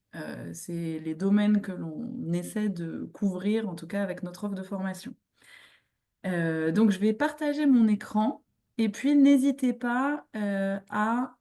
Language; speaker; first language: French; native; French